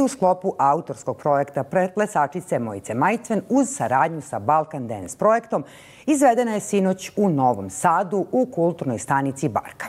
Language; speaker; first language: Serbian; native; Serbian